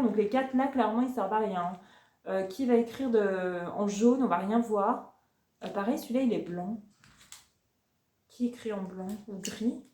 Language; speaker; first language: French; native; French